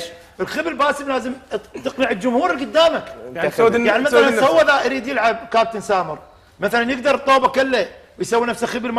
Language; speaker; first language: Arabic; native; Arabic